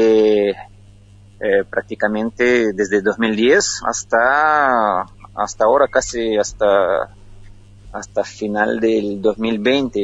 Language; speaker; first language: Spanish; non-native, fluent; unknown